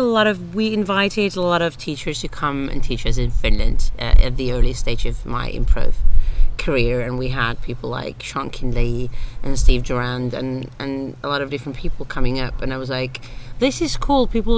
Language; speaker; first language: English; non-native, fluent; Finnish